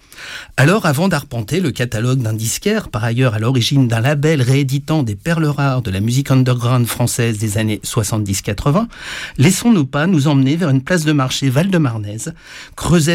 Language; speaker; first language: French; native; French